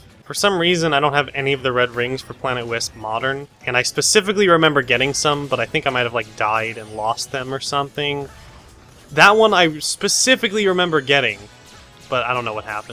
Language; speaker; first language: English; native; English